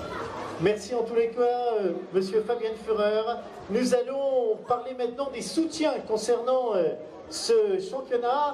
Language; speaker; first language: French; native; French